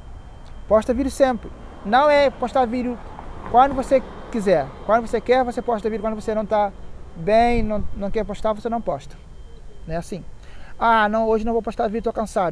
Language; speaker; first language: Portuguese; non-native, local second language; Kabuverdianu